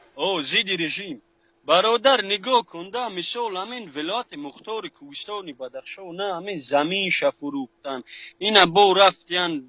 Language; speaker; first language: Tajik; non-native, local second language; Shughni